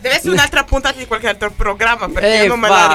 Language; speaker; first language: Italian; native; Italian